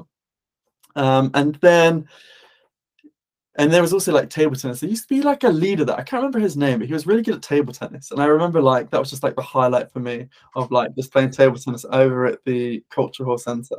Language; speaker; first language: English; native; English